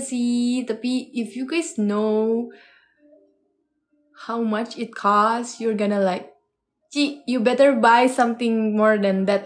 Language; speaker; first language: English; non-native, fluent; Indonesian